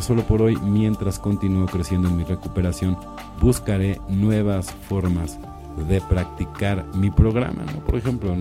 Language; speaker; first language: Spanish; native; Spanish